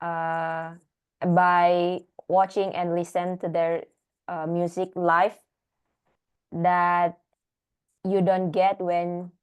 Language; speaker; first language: English; non-native, learner; Indonesian